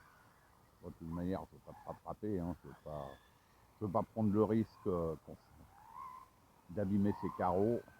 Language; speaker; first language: French; native; French